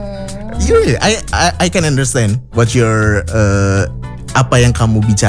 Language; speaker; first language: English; non-native, fluent; Indonesian